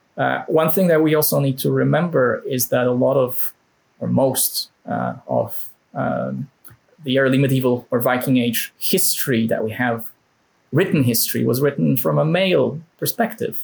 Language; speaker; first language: English; non-native, fluent; Polish